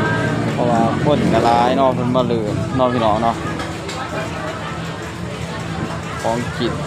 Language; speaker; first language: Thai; non-native, local second language; Northeastern Thai